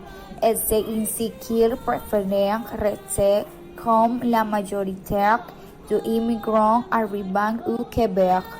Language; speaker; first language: French; non-native, learner; Spanish